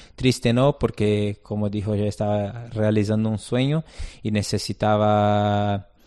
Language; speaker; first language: Spanish; non-native, fluent; Portuguese